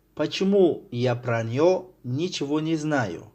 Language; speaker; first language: Russian; non-native, fluent; Tajik